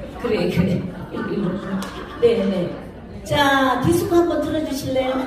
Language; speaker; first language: Korean; native; Korean